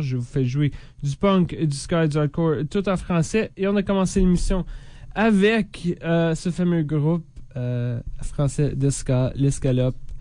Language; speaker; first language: French; native; French